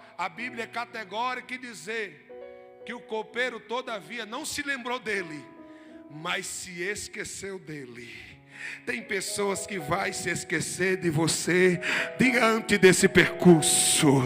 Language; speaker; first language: Portuguese; native; Portuguese